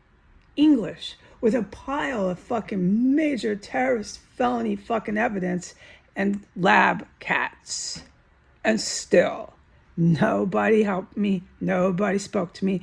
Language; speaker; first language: English; native; English